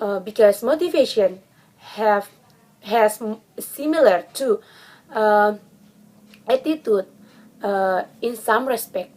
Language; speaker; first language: English; non-native, learner; Indonesian